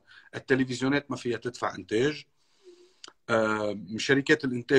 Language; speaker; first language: Arabic; native; Arabic